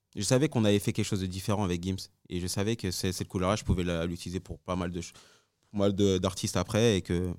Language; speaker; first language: French; native; French